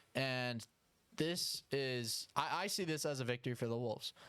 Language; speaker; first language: English; native; English